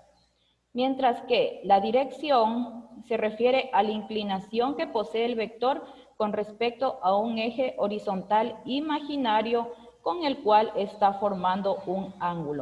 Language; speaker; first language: Spanish; native; Spanish